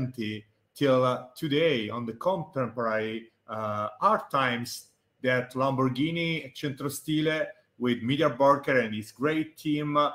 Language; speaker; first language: English; non-native, fluent; Italian